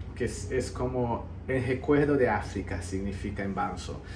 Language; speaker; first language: Spanish; early bilingual, heritage; Spanish